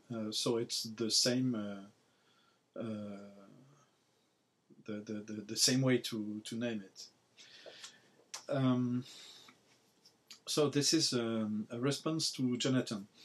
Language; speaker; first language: English; non-native, learner; French